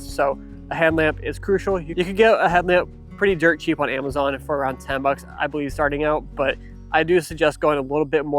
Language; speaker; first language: English; native; English